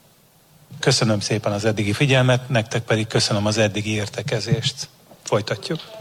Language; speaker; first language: Hungarian; native; Hungarian